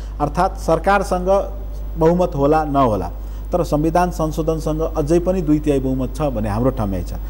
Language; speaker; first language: Nepali; non-native, local second language; Maithili